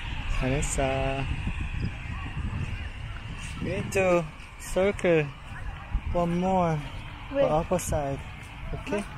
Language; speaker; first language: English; non-native, learner; Korean